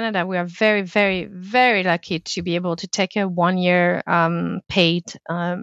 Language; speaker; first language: English; non-native, fluent; French